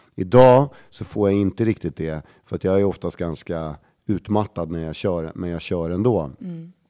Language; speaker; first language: Swedish; native; Swedish